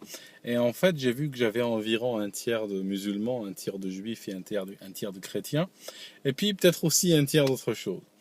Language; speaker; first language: French; non-native, local second language; Arabic